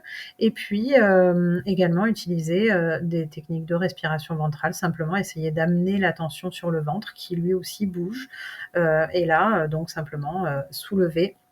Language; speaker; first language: French; native; French